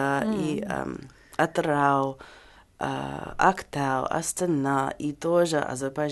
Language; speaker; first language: Russian; non-native, learner; English